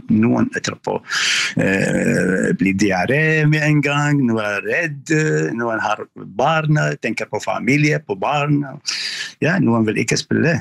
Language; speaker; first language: Norwegian; non-native, learner; Arabic